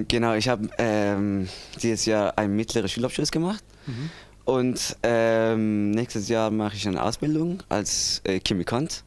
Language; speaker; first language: German; non-native, learner; Persian